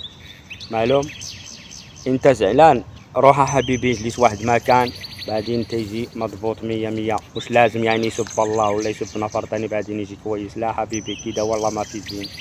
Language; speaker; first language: Arabic; non-native, learner; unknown